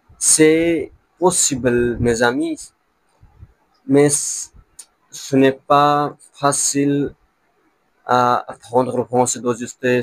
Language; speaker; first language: French; non-native, learner; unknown